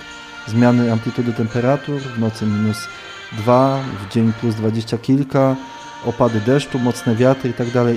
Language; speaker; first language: Polish; native; Polish